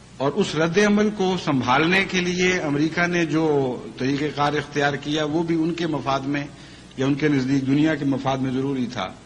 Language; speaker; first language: Urdu; native; Urdu